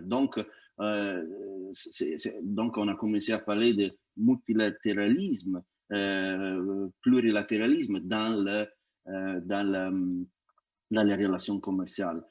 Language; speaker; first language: French; non-native, fluent; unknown